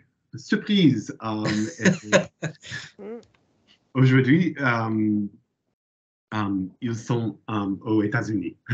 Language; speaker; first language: French; non-native, learner; English